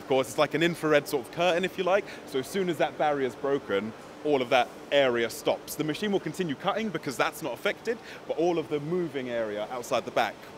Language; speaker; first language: English; native; English